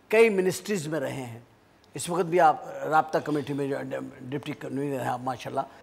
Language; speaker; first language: Urdu; native; Urdu